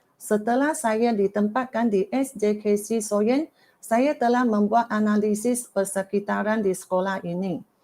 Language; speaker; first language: Malay; non-native, local second language; Chinese